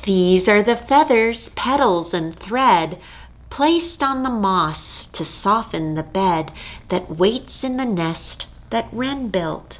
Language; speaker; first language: English; native; English